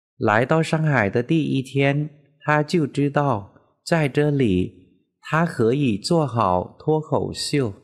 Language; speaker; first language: Chinese; non-native, fluent; Vietnamese